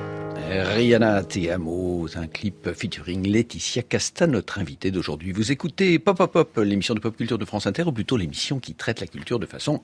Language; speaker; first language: French; native; French